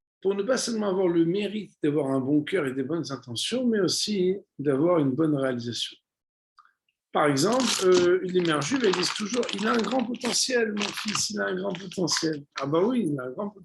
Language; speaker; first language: French; native; French